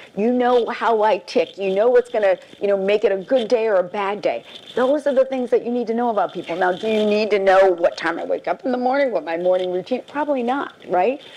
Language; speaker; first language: English; native; English